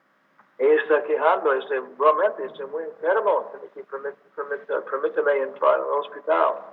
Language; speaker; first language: Spanish; non-native, learner; English